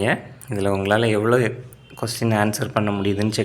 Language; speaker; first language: Tamil; native; Tamil